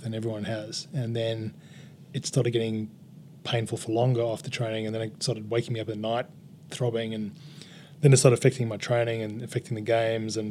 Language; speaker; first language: English; native; English